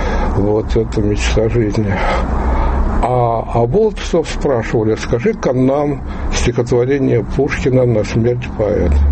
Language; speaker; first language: Russian; native; Russian